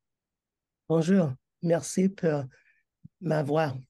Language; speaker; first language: French; non-native, learner; English